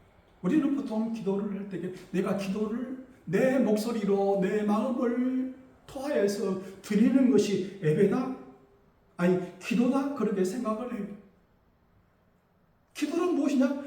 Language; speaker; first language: Korean; native; Korean